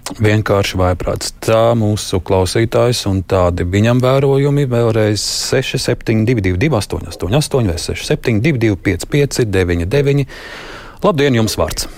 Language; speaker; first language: Latvian; native; Latvian